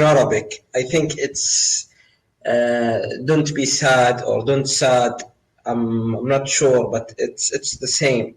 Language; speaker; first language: English; non-native, learner; Arabic